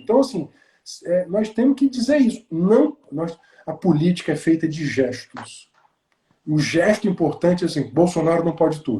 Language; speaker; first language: Portuguese; native; Portuguese